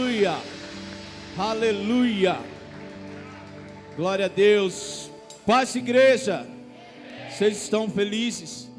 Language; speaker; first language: Portuguese; native; Portuguese